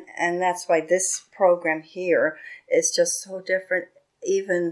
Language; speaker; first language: English; native; English